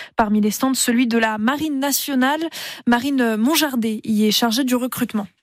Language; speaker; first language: French; native; French